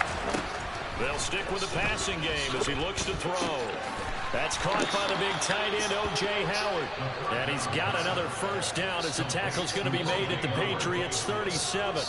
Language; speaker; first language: English; native; English